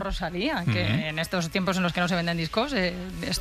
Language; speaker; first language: Spanish; native; Spanish